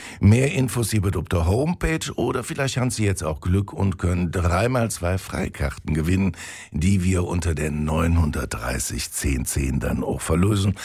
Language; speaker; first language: German; native; German